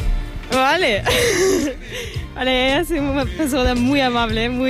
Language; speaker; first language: Spanish; non-native, learner; English